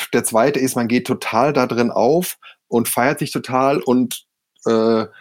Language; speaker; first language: German; native; German